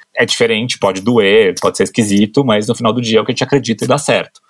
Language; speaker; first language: Portuguese; native; Portuguese